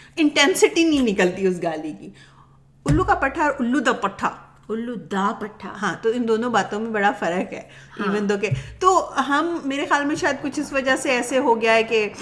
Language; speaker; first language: Urdu; native; Urdu